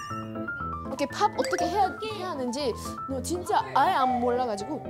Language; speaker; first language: Korean; non-native, learner; Japanese